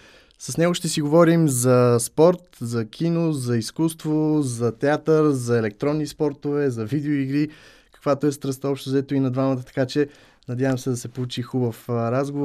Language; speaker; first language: Bulgarian; native; Bulgarian